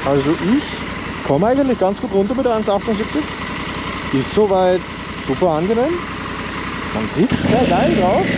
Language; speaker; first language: German; native; German